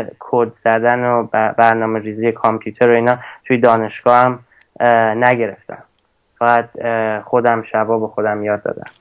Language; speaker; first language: Persian; early bilingual, heritage; Persian